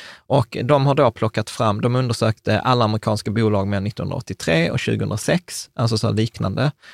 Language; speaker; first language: Swedish; native; Swedish